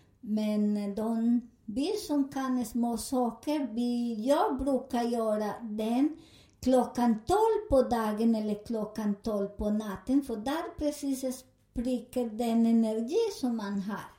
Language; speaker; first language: Swedish; non-native, learner; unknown